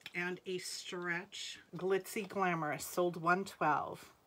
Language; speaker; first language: English; native; English